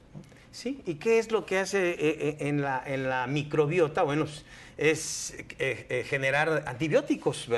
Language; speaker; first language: Spanish; native; Spanish